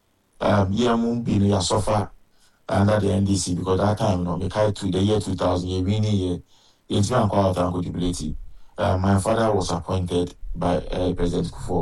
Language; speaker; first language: English; non-native, local second language; Akan